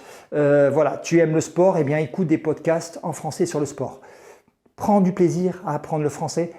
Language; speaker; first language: French; native; French